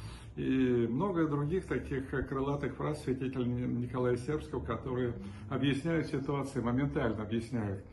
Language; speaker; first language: Russian; native; Russian